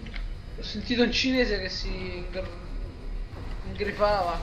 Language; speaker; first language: Italian; native; Italian